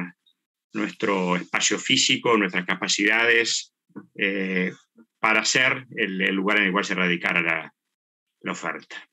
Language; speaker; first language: Spanish; native; Spanish